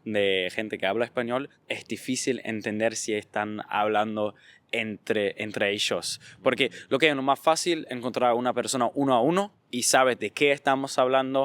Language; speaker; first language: Spanish; non-native, fluent; German